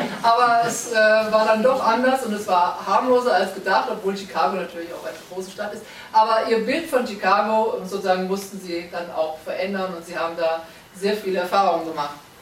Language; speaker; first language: German; native; German